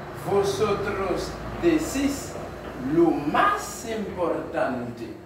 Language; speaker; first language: Spanish; non-native, fluent; Haitian Creole